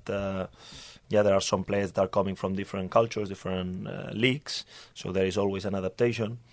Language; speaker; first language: English; non-native, fluent; Spanish